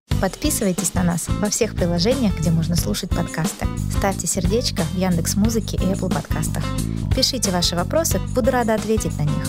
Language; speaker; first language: Russian; native; Russian